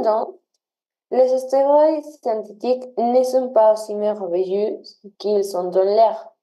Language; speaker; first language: French; non-native, learner; Spanish